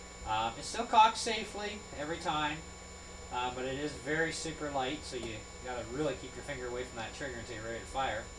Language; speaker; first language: English; native; English